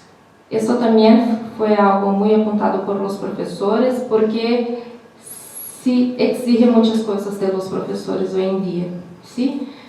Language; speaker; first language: Spanish; non-native, learner; Portuguese